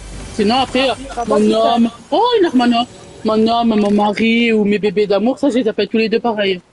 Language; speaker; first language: French; native; French